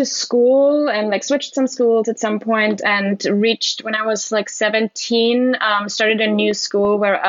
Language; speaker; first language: English; non-native, fluent; German